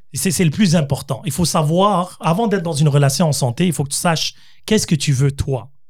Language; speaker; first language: French; native; French